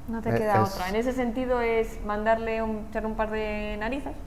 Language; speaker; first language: Spanish; native; Spanish